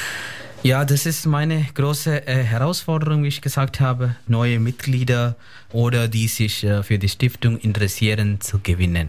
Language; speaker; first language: German; non-native, fluent; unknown